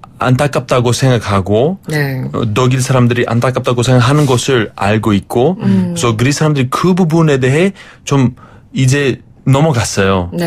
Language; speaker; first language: Korean; non-native, fluent; Greek